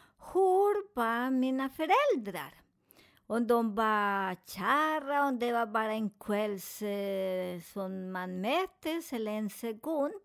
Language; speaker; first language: Swedish; non-native, learner; Spanish